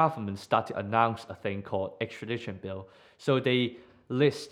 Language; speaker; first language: English; non-native, local second language; Cantonese